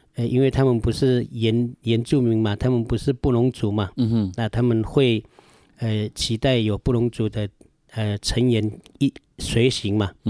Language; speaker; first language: Chinese; non-native, local second language; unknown